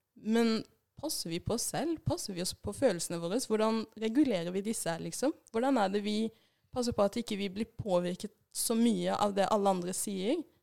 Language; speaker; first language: Norwegian; early bilingual, other home language; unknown